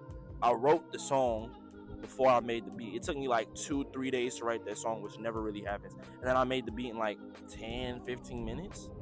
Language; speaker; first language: English; native; English